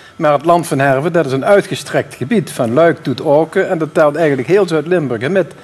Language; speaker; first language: Dutch; native; Dutch